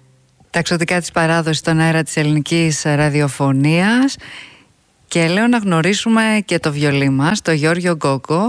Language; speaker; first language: Greek; native; Greek